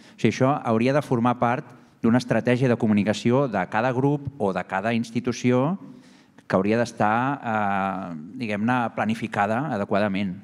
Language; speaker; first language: Catalan; native; Catalan